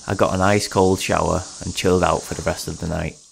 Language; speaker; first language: English; native; English